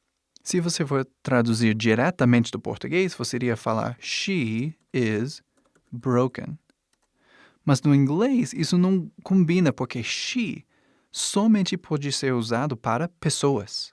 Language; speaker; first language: Portuguese; non-native, fluent; English